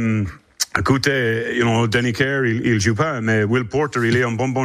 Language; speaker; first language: French; non-native, learner; English